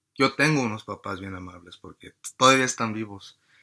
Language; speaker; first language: Spanish; early bilingual, heritage; Spanish